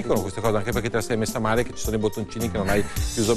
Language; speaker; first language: Italian; native; Italian